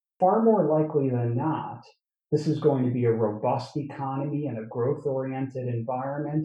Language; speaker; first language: English; native; English